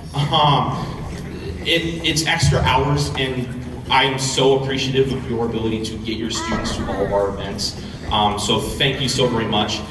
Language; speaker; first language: English; native; English